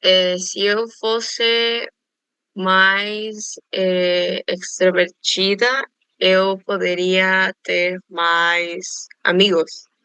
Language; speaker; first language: Portuguese; non-native, learner; Spanish